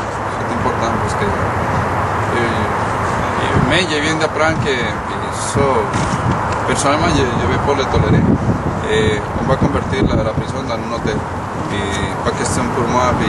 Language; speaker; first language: French; non-native, learner; Spanish